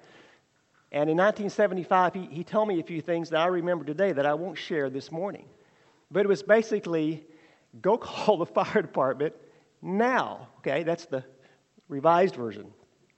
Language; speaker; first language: English; native; English